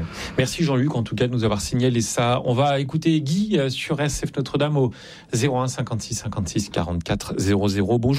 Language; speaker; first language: French; native; French